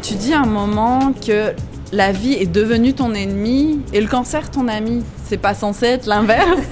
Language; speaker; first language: French; native; French